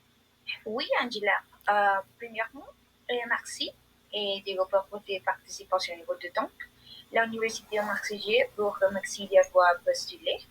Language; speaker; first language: French; non-native, learner; Spanish